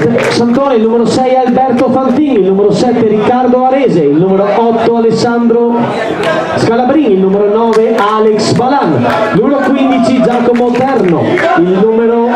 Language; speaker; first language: Italian; native; Italian